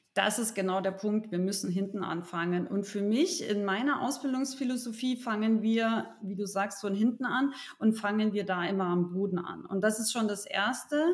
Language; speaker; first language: German; native; German